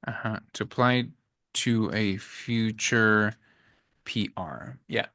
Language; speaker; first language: English; non-native, fluent; Spanish